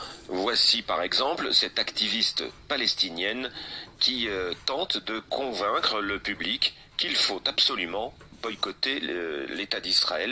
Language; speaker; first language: French; native; French